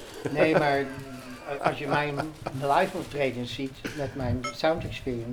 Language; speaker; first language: Dutch; native; Dutch